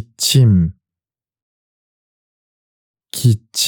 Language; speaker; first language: Korean; native; Korean